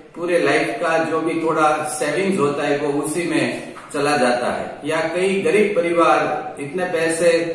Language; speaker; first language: Hindi; non-native, local second language; Gujarati